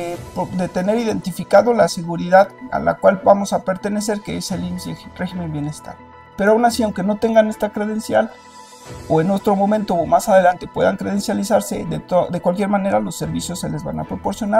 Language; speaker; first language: Spanish; native; Spanish